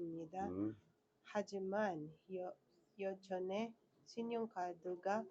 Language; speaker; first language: Korean; non-native, learner; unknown